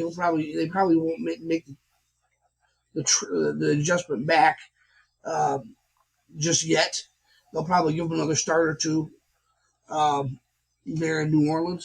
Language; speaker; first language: English; native; English